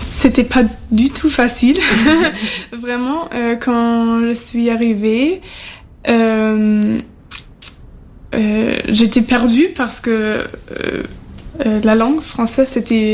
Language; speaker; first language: French; non-native, learner; German